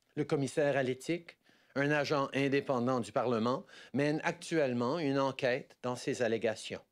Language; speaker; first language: French; native; French